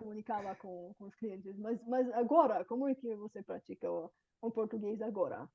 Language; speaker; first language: Portuguese; non-native, fluent; Bulgarian